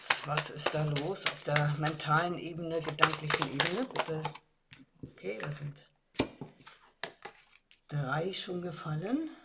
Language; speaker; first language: German; native; German